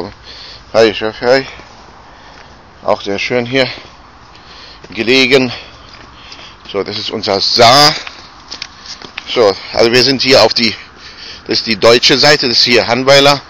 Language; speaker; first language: German; non-native, fluent; Arabic